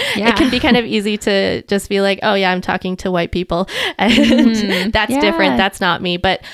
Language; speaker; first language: English; native; English